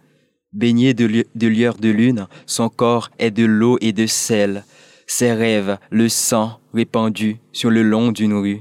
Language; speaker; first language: French; non-native, local second language; Haitian Creole